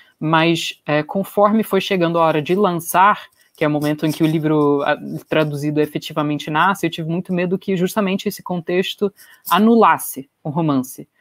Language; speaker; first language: Portuguese; non-native, fluent; English